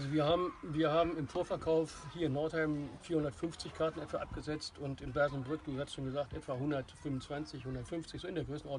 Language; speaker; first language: German; native; German